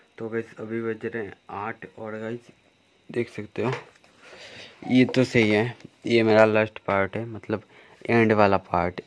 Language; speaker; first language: Hindi; non-native, local second language; Bangla